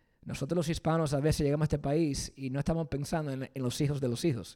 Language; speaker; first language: Spanish; early bilingual, heritage; Spanish